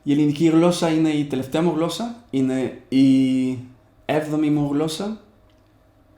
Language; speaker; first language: Greek; non-native, learner; Spanish